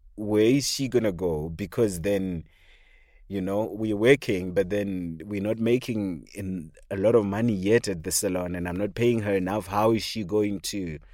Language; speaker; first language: English; non-native, local second language; Shona